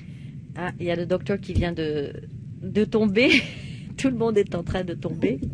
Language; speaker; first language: French; native; French